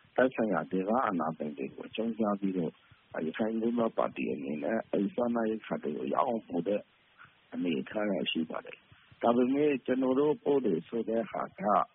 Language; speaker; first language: Burmese; native; Burmese